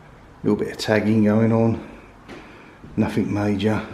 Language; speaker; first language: English; native; English